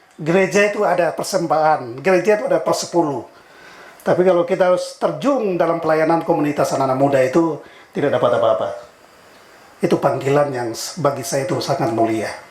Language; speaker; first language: Indonesian; native; Indonesian